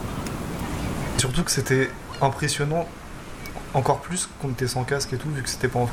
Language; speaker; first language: French; native; French